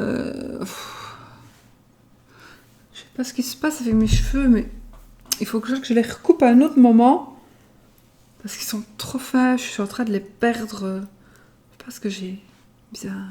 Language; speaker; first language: French; native; French